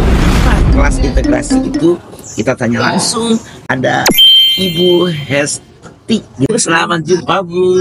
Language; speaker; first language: Indonesian; native; Indonesian